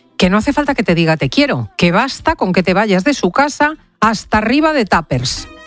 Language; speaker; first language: Spanish; native; Spanish